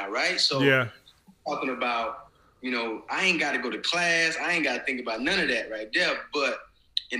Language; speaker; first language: English; native; English